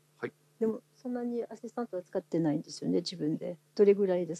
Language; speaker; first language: Japanese; non-native, fluent; French